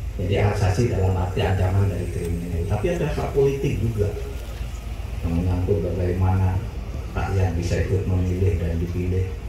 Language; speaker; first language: Indonesian; non-native, local second language; Madurese